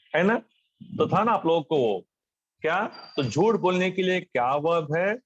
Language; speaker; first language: Hindi; non-native, local second language; Marathi